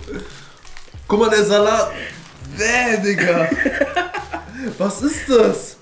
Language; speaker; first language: German; native; German